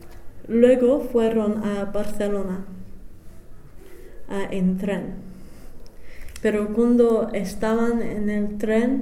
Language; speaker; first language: Spanish; non-native, fluent; English